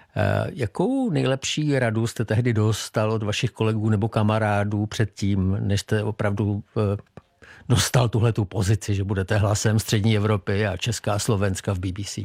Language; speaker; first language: Czech; native; Czech